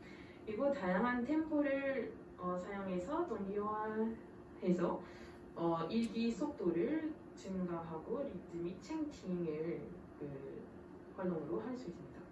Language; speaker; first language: Korean; non-native, fluent; French